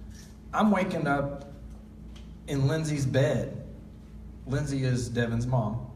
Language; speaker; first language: English; native; English